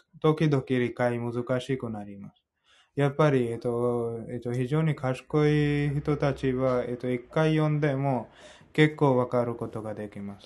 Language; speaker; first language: Japanese; non-native, fluent; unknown